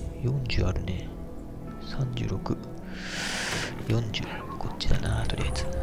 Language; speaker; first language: Japanese; native; Japanese